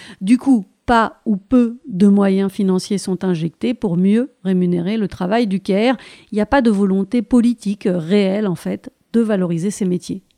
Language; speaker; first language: French; native; French